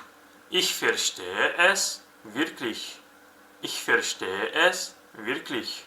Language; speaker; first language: German; non-native, fluent; Uzbek